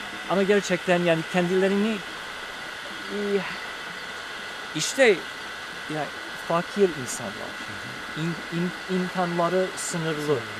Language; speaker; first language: Turkish; non-native, fluent; English